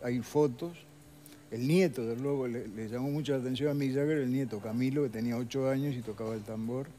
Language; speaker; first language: Spanish; native; Spanish